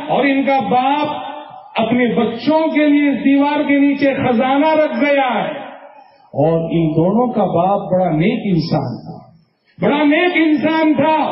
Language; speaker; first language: Urdu; native; Urdu